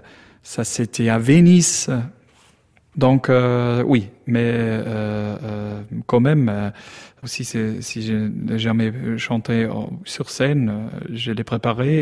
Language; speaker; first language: French; non-native, learner; German